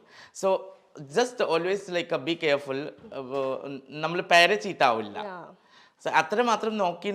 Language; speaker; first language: Malayalam; non-native, local second language; Assamese